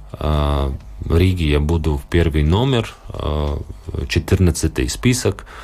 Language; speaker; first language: Russian; non-native, local second language; Latvian